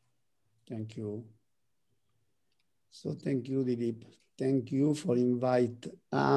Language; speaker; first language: English; non-native, learner; Italian